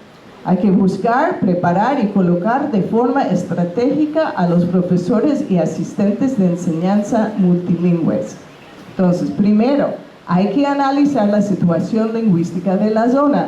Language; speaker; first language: Spanish; non-native, fluent; English